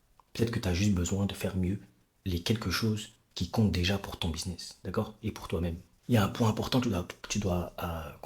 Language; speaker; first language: French; native; French